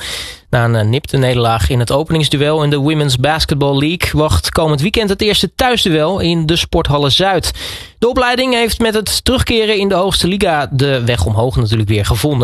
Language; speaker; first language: Dutch; native; Dutch